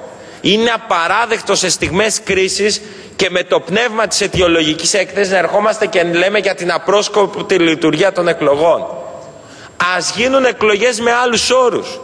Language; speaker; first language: Greek; native; Greek